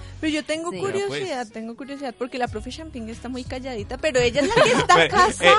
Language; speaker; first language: Spanish; native; Spanish